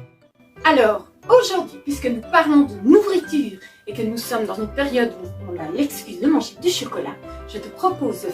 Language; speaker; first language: French; native; French